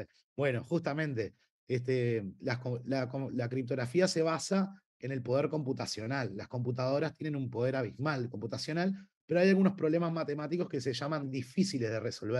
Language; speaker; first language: Spanish; native; Spanish